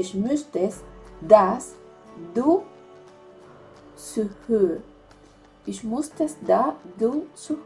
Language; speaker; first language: German; non-native, fluent; Spanish